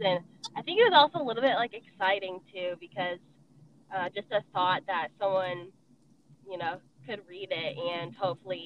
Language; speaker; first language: English; native; English